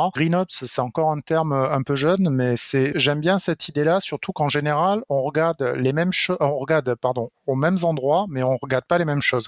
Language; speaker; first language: French; native; French